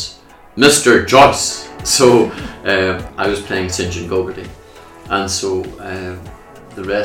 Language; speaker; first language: English; native; English